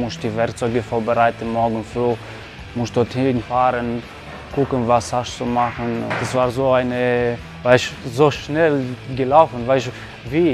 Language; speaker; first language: German; non-native, local second language; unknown